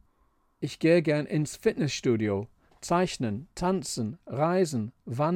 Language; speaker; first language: German; non-native, fluent; English